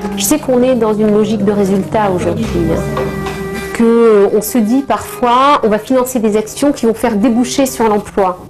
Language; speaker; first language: French; native; French